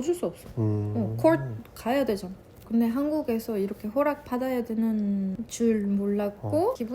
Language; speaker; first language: Korean; non-native, fluent; Arabic